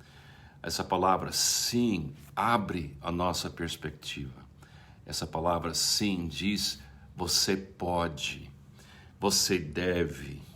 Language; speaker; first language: Portuguese; non-native, fluent; English